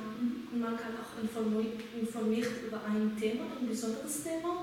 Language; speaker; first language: German; non-native, learner; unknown